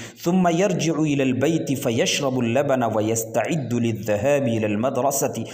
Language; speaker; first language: Arabic; non-native, fluent; Urdu